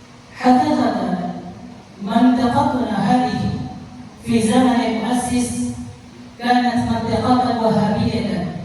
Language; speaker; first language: Arabic; non-native, fluent; Achinese